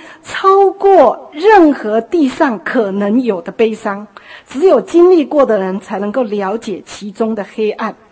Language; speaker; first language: Chinese; native; Chinese